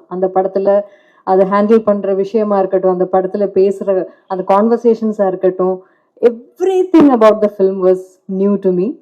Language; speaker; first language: Tamil; non-native, fluent; Malayalam